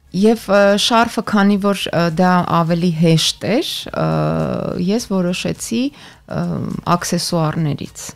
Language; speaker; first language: Armenian; native; Armenian